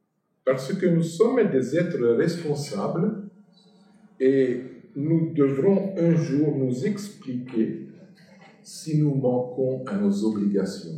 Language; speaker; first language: French; non-native, fluent; Arabic